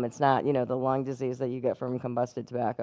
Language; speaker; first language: English; native; English